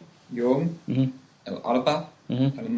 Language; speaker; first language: Arabic; non-native, learner; English